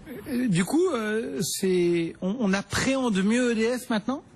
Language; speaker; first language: French; native; French